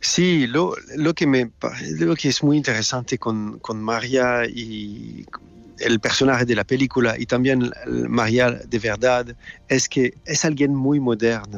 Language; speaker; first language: Spanish; non-native, learner; French